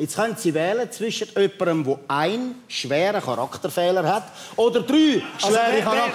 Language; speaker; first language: German; native; German